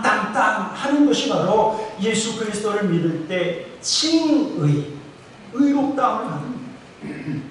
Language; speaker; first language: Korean; native; Korean